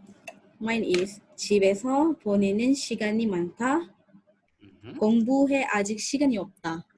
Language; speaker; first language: Korean; non-native, learner; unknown